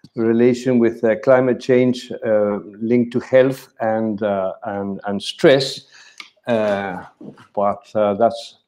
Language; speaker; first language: English; non-native, fluent; Spanish